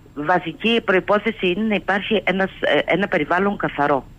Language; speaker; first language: Greek; native; Greek